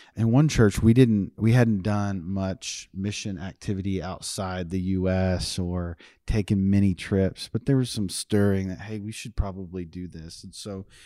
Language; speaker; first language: English; native; English